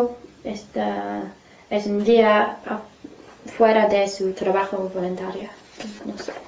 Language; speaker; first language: Spanish; non-native, fluent; English